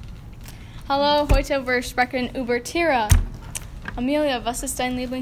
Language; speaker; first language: German; non-native, learner; English